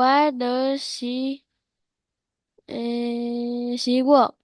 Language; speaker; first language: English; non-native, learner; Vietnamese